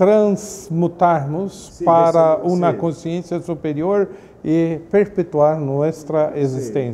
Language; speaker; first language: Spanish; non-native, learner; Portuguese